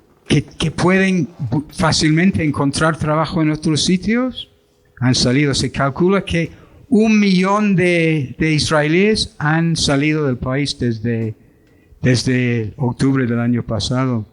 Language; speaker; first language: Spanish; non-native, fluent; English